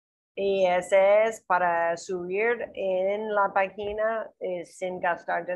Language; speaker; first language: Spanish; non-native, learner; English